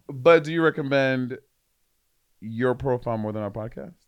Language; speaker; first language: English; native; English